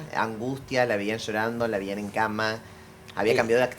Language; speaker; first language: Spanish; native; Spanish